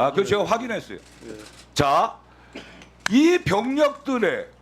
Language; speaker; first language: Korean; native; Korean